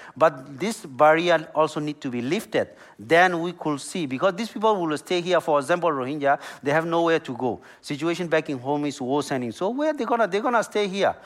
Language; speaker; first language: English; non-native, learner; Burmese